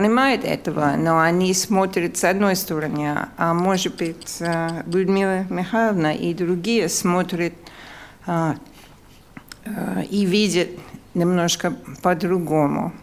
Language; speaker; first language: Russian; non-native, fluent; English